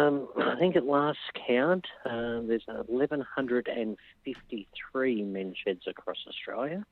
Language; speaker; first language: English; native; English